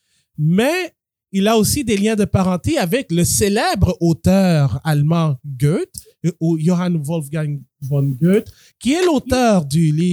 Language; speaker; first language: French; native; French